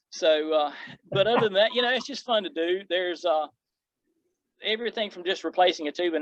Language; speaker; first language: English; native; English